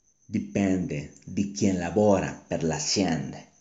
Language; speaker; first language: Italian; non-native, learner; Spanish